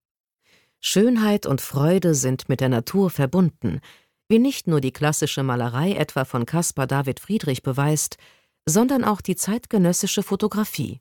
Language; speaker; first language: German; native; German